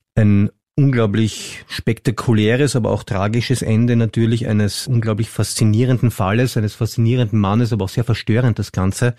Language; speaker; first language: German; native; German